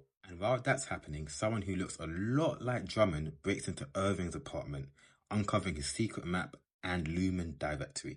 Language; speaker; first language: English; native; English